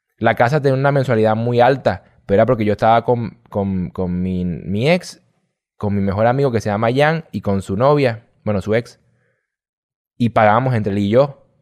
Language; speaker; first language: Spanish; native; Spanish